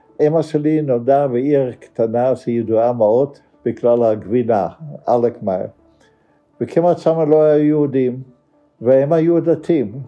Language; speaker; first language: Hebrew; non-native, fluent; Dutch